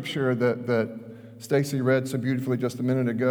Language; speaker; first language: English; native; English